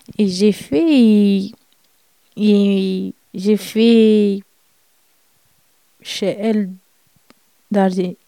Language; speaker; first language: French; non-native, learner; Romany